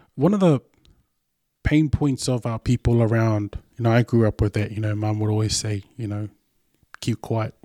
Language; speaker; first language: English; non-native, local second language; Samoan